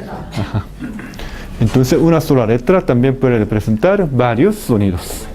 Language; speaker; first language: Spanish; non-native, fluent; Korean